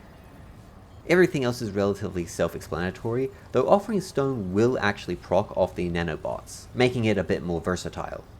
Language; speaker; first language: English; native; English